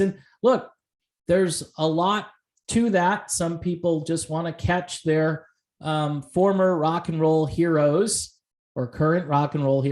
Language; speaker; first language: English; native; English